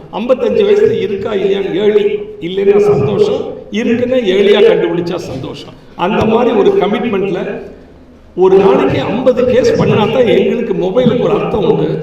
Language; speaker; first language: Tamil; native; Tamil